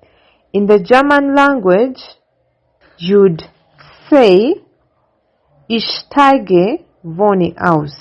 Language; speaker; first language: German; non-native, learner; English